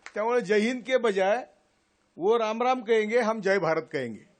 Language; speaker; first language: Hindi; non-native, local second language; Marathi